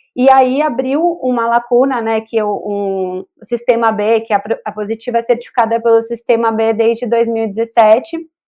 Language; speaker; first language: Portuguese; native; Portuguese